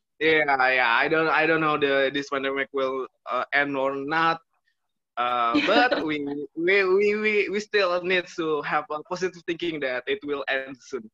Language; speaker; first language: English; non-native, learner; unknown